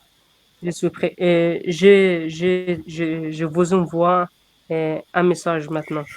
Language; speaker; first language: French; non-native, learner; Arabic